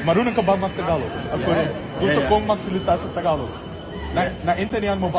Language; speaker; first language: Filipino; non-native, learner; Dutch